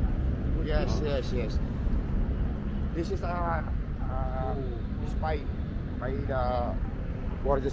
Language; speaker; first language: English; non-native, local second language; Filipino